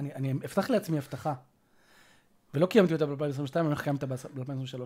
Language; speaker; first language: Hebrew; native; Hebrew